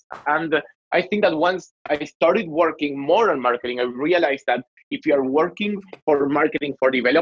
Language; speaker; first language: English; non-native, fluent; Spanish